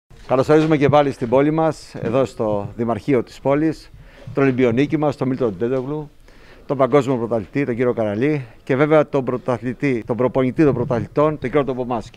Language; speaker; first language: Greek; native; Greek